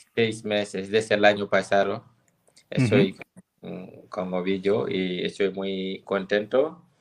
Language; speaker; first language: Spanish; non-native, fluent; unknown